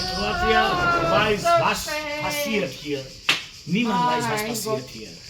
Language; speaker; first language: German; non-native, learner; Georgian